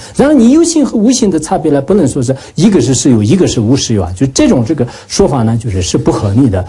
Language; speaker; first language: Chinese; non-native, local second language; Tibetan